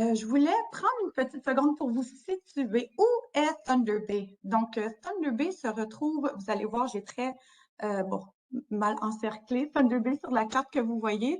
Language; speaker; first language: French; native; French